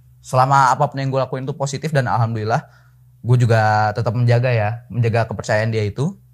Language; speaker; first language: Indonesian; native; Indonesian